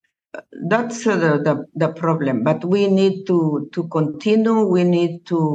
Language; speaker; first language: English; non-native, learner; Spanish